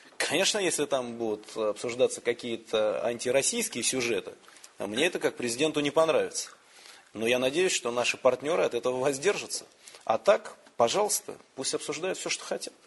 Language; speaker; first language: Russian; native; Russian